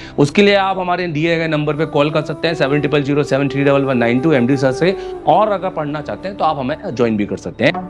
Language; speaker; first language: Hindi; native; Hindi